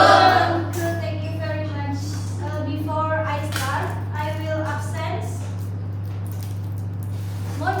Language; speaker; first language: English; non-native, learner; Indonesian